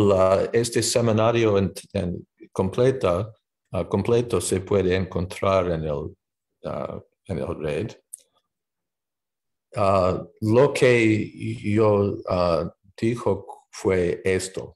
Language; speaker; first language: Spanish; non-native, fluent; English